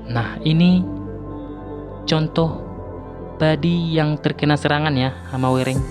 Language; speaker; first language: Indonesian; native; Indonesian